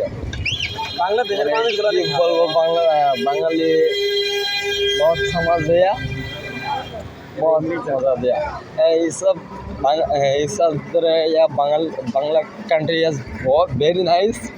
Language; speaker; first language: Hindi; non-native, learner; Bangla